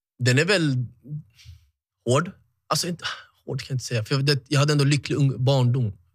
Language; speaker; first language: Swedish; early bilingual, other home language; Tigrinya